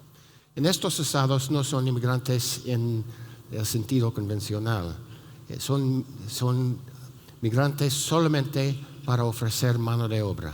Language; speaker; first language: Spanish; non-native, fluent; English